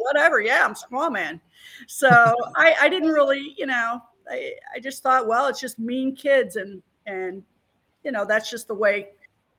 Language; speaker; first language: English; native; English